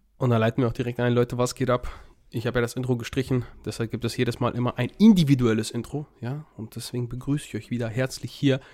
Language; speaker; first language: German; early bilingual, other home language; Russian